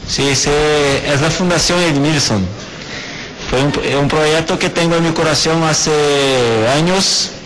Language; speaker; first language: Spanish; non-native, fluent; Portuguese